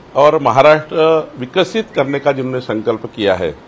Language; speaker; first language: Hindi; non-native, local second language; Marathi